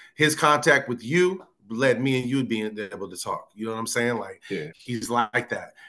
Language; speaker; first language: English; native; English